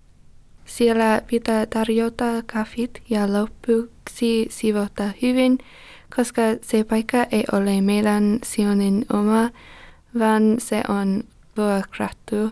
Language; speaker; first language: Finnish; non-native, learner; English